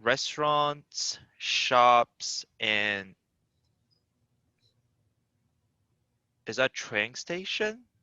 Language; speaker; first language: English; non-native, fluent; Chinese